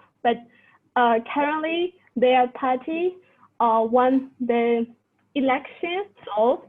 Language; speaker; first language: English; non-native, fluent; Burmese